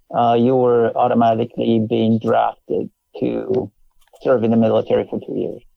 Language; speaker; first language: English; non-native, fluent; Polish